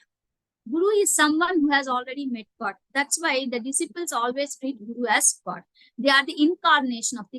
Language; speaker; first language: English; non-native, local second language; Telugu